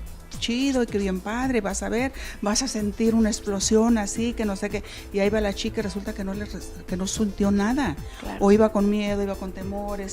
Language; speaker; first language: Spanish; native; Spanish